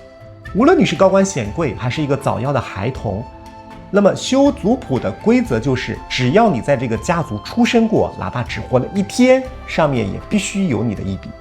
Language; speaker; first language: Chinese; native; Chinese